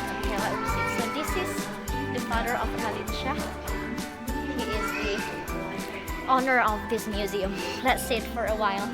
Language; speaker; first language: English; non-native, fluent; Indonesian